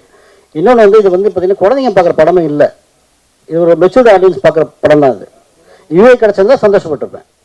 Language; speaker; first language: Tamil; native; Tamil